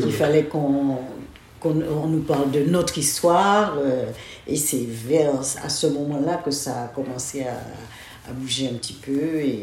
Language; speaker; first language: French; non-native, local second language; Guadeloupean Creole French